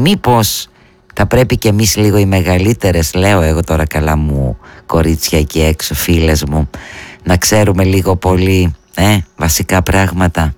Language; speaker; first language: Greek; native; Greek